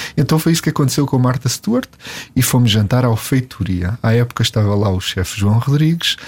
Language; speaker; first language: Portuguese; native; Portuguese